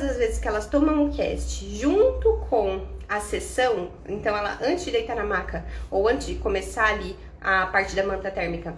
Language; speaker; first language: Portuguese; native; Portuguese